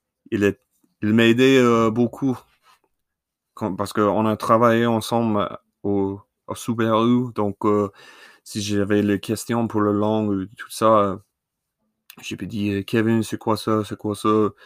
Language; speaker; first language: French; non-native, learner; English